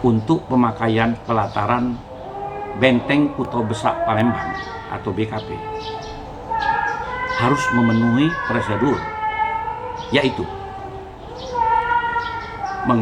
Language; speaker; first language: Indonesian; native; Indonesian